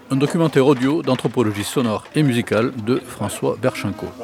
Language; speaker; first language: French; native; French